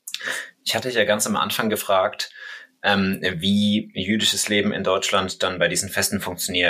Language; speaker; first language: German; native; German